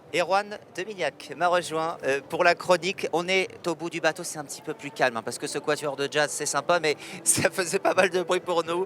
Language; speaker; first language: French; native; French